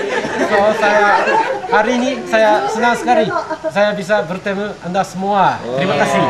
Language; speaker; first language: Indonesian; non-native, learner; Japanese